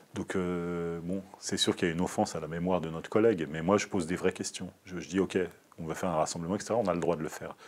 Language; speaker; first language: French; native; French